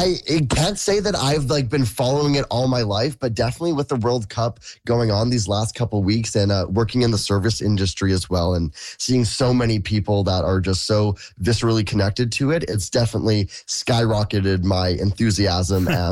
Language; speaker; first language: English; native; English